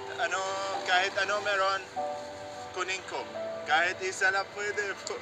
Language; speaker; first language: Filipino; non-native, learner; Arabic